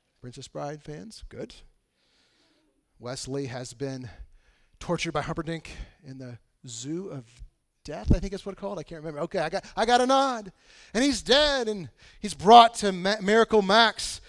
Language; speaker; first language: English; native; English